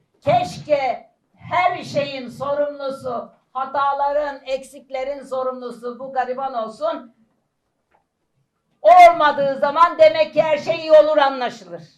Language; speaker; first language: Turkish; native; Turkish